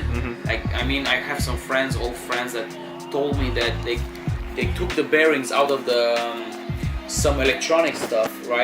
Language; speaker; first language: English; non-native, fluent; Romanian